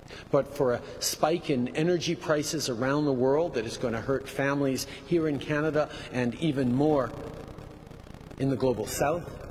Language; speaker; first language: English; early bilingual, other home language; French